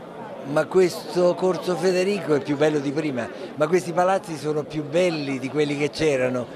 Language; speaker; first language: Italian; native; Italian